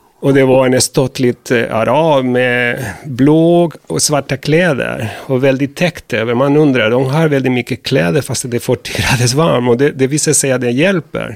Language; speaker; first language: Swedish; non-native, fluent; Spanish